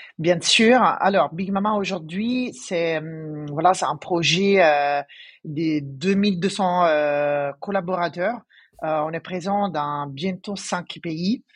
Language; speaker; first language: French; non-native, fluent; Italian